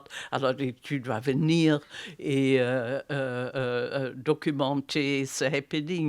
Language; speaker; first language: French; non-native, fluent; German